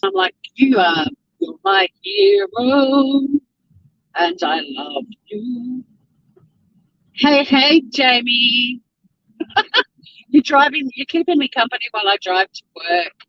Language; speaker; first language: English; native; English